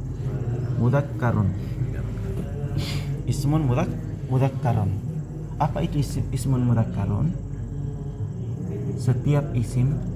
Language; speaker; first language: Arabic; non-native, fluent; Indonesian